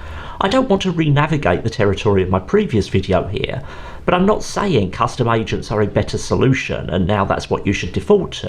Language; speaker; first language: English; native; English